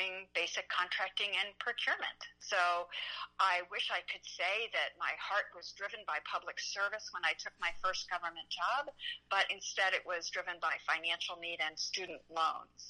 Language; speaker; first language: English; native; English